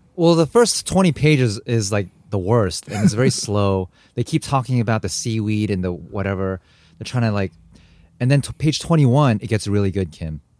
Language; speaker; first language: English; native; English